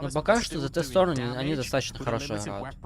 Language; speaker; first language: Russian; native; Russian